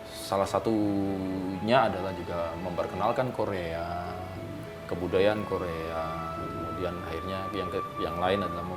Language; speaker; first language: Indonesian; native; Indonesian